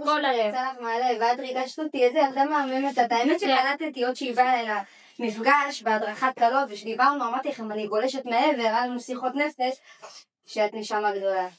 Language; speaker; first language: Hebrew; native; Hebrew